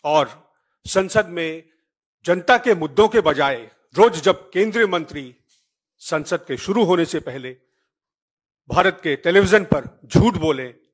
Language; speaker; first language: Hindi; native; Hindi